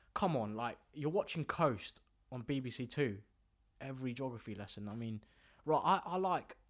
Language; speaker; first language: English; native; English